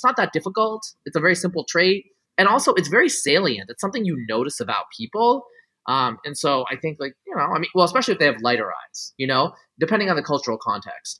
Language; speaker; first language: English; early bilingual, other home language; Bangla